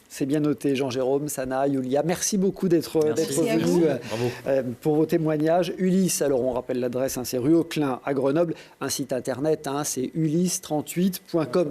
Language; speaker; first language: French; native; French